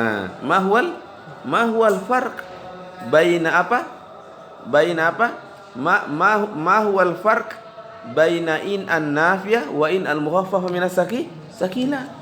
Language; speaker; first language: Arabic; non-native, fluent; Indonesian